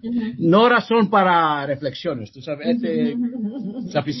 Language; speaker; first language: Spanish; non-native, learner; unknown